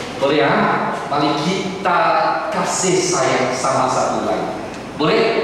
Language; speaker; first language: Malay; non-native, local second language; Chinese